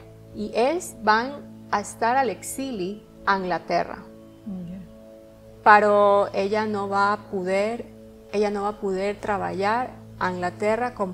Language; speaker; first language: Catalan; non-native, learner; Spanish